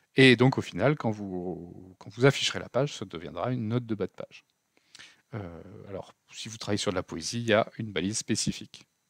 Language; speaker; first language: French; native; French